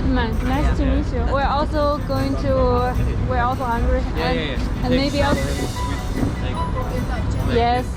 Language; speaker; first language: English; non-native, fluent; Chinese